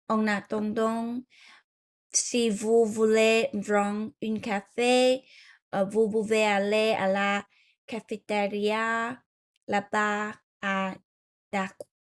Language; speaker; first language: French; non-native, learner; Vietnamese